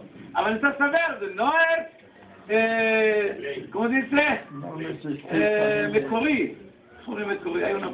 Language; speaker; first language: Spanish; non-native, learner; Hebrew